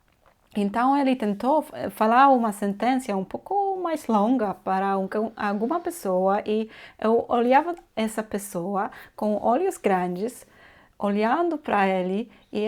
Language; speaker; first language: Portuguese; non-native, fluent; Polish